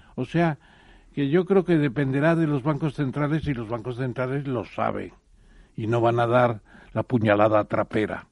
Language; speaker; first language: Spanish; native; Spanish